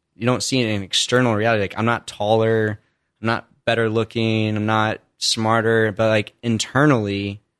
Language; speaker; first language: English; native; English